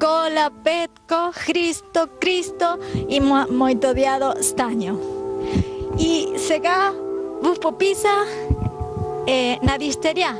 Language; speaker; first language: Bulgarian; non-native, learner; Spanish